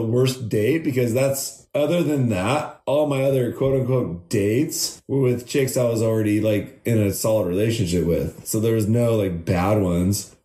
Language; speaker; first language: English; native; English